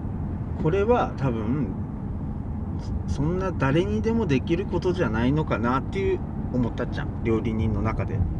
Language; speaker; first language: Japanese; native; Japanese